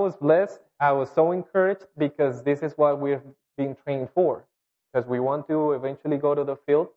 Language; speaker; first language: English; non-native, fluent; Spanish